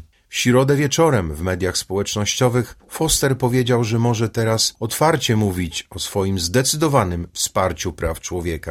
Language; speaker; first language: Polish; native; Polish